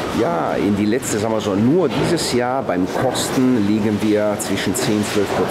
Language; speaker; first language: German; non-native, fluent; Italian